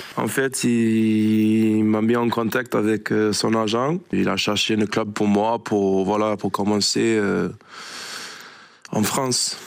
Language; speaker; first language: French; non-native, learner; English